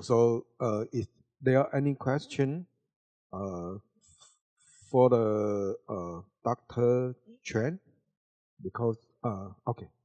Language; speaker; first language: English; non-native, learner; Chinese